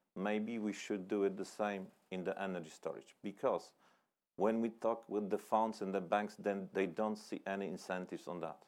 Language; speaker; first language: English; non-native, fluent; Polish